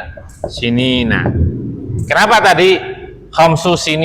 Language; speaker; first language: Arabic; non-native, fluent; Indonesian